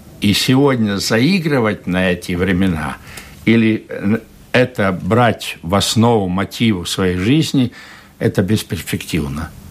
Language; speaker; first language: Russian; non-native, local second language; Latvian